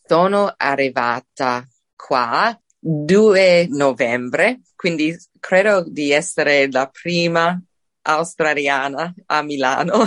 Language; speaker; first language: Italian; non-native, fluent; English